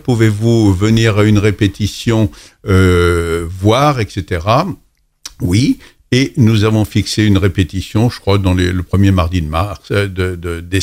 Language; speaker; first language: French; native; French